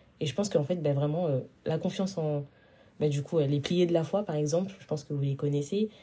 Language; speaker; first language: French; early bilingual, other home language; Wolof